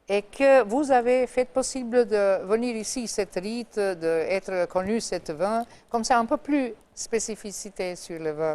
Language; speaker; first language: French; non-native, fluent; Albanian